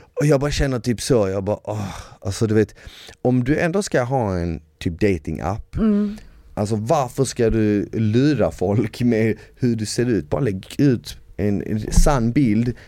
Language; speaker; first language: Swedish; native; Swedish